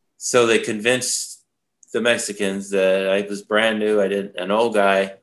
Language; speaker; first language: English; native; English